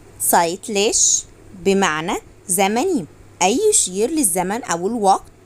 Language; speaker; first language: Arabic; native; Arabic